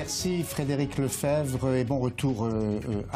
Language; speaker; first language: French; native; French